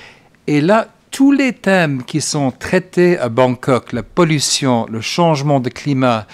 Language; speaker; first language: French; non-native, fluent; English